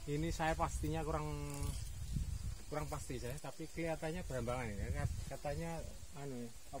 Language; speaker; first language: Indonesian; non-native, local second language; Javanese